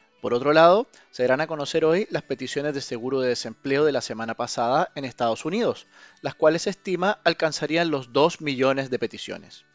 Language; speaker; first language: Spanish; native; Spanish